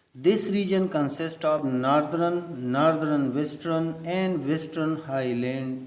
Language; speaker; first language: English; non-native, local second language; Urdu